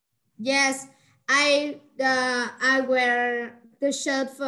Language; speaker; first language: English; non-native, learner; Vietnamese